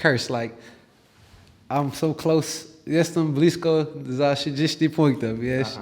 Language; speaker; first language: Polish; non-native, learner; English